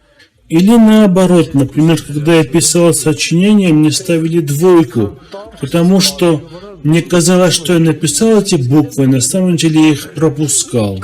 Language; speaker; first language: Russian; non-native, fluent; Armenian